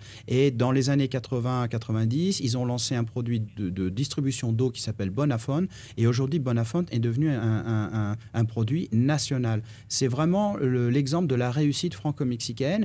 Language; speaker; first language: French; native; French